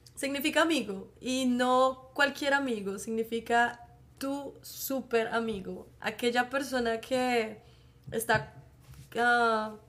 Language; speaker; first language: Spanish; native; Spanish